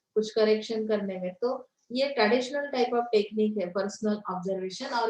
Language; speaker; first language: Hindi; non-native, local second language; Marathi